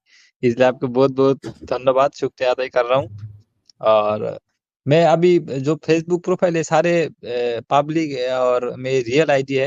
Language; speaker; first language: Hindi; non-native, learner; Bangla